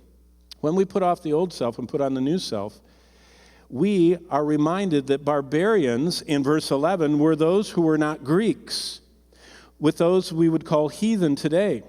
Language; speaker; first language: English; native; English